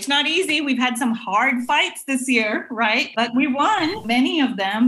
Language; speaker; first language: English; non-native, local second language; Urdu